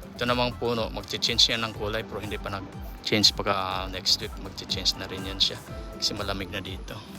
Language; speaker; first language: Filipino; non-native, local second language; Cebuano